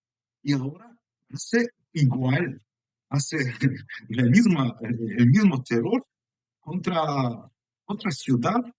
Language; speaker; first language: Spanish; non-native, fluent; Ukrainian